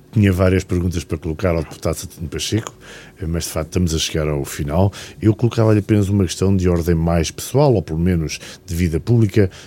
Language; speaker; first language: Portuguese; native; Portuguese